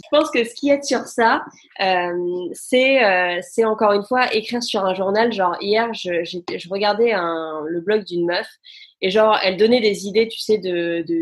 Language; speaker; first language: French; native; French